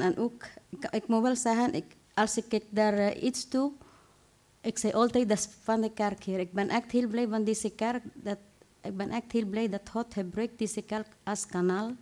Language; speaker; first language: Dutch; non-native, fluent; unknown